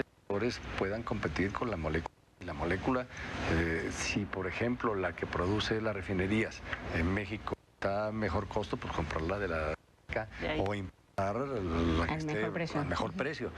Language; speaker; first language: Spanish; native; Spanish